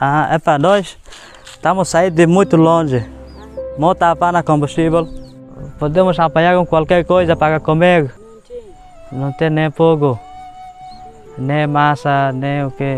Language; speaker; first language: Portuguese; non-native, learner; Bangla